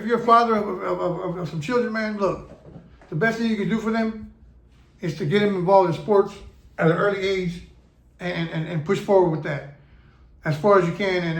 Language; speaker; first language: English; native; English